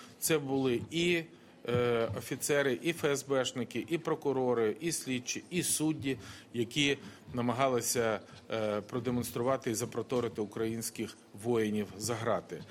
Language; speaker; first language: Ukrainian; non-native, local second language; Russian